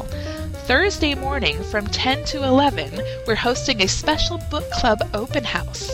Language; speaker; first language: English; native; English